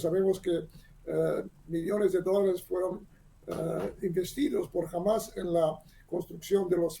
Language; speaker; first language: Spanish; non-native, learner; Hebrew